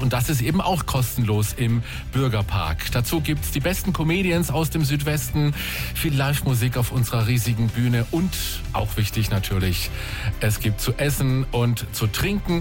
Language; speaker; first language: German; native; German